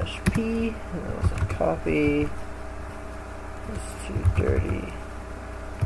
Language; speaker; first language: English; native; English